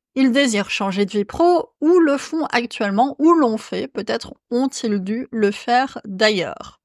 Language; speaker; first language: French; native; French